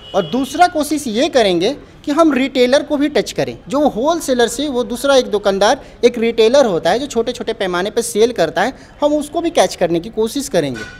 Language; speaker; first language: Hindi; native; Hindi